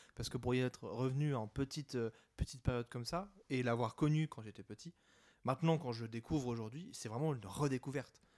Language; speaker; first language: French; native; French